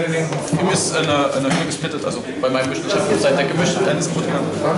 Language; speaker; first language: German; native; German